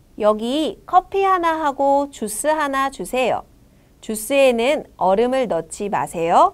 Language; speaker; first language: Korean; non-native, learner; Vietnamese